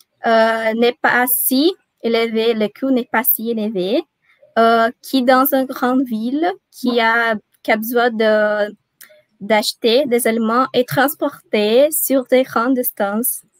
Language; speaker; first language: French; non-native, learner; Portuguese